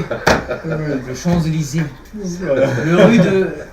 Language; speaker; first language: French; non-native, learner; Arabic